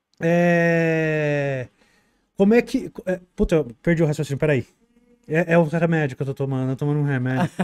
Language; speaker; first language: Portuguese; native; Portuguese